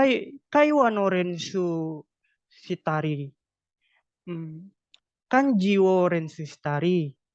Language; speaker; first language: Japanese; non-native, learner; Indonesian